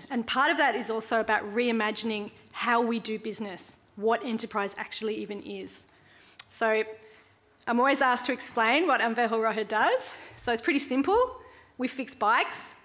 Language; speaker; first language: English; native; English